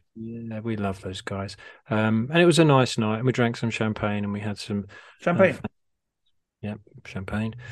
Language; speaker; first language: English; native; English